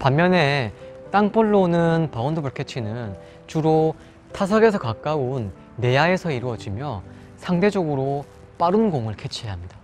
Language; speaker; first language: Korean; native; Korean